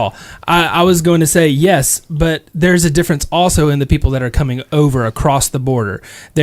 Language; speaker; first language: English; native; English